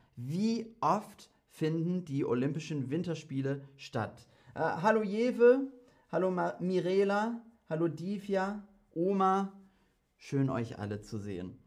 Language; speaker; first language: German; non-native, fluent; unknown